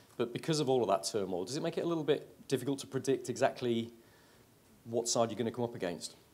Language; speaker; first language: English; native; English